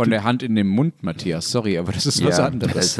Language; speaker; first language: German; native; German